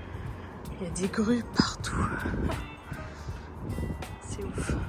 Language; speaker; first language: French; native; French